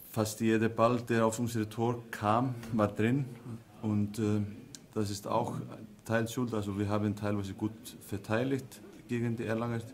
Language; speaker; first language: German; non-native, fluent; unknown